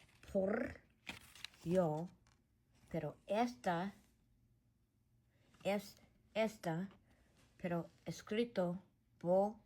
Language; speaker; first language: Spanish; non-native, learner; English